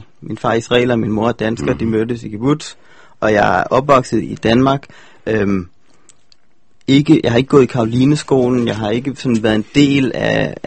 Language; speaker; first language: Danish; native; Danish